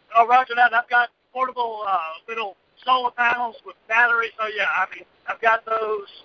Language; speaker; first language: English; native; English